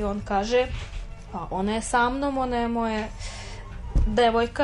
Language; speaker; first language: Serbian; non-native, fluent; Russian